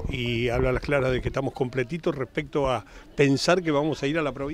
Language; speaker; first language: Spanish; native; Spanish